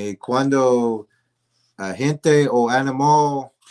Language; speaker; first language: Spanish; non-native, learner; English